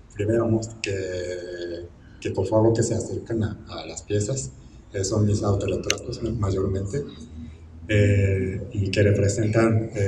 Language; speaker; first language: Spanish; non-native, fluent; Japanese